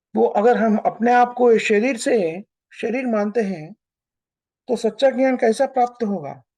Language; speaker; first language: Hindi; non-native, local second language; Telugu